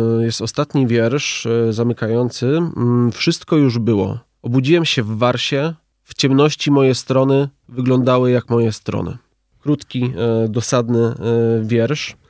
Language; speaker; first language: Polish; native; Polish